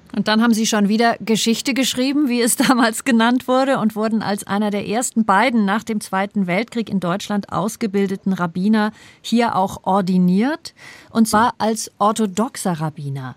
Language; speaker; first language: German; native; German